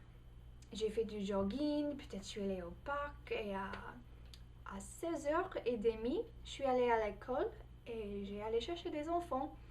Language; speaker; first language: French; non-native, fluent; English